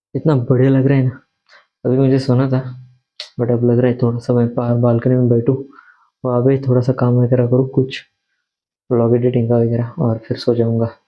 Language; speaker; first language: Hindi; non-native, local second language; Marathi